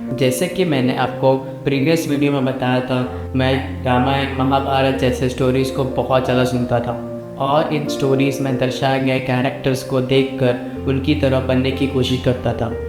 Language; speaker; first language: Hindi; native; Hindi